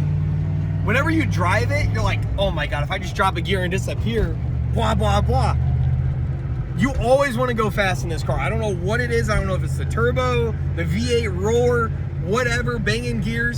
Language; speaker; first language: English; native; English